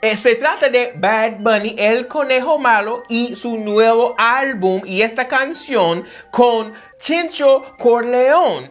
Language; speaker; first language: Spanish; non-native, fluent; English